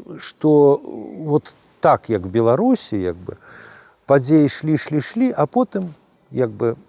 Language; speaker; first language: Belarusian; non-native, local second language; Russian